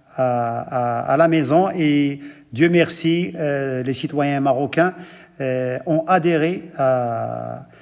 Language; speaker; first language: French; non-native, local second language; Arabic